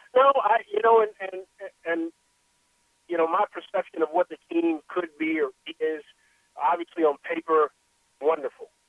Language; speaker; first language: English; native; English